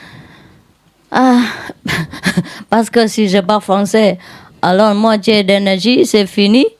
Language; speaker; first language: French; non-native, learner; Vietnamese